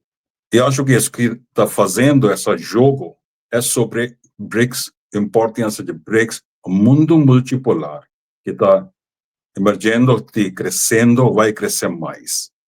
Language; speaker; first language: Portuguese; non-native, fluent; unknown